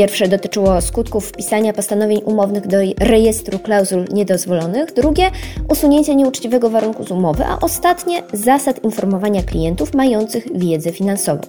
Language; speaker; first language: Polish; native; Polish